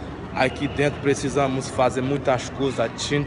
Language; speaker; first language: Portuguese; non-native, learner; Haitian Creole